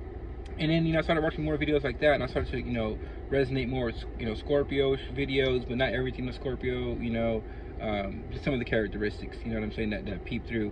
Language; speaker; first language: English; native; English